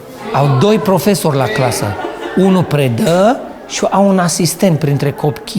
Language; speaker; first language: Romanian; native; Romanian